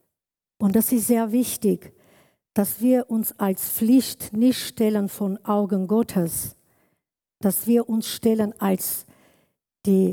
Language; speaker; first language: German; non-native, learner; Kurdish